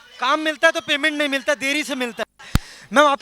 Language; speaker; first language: Hindi; native; Hindi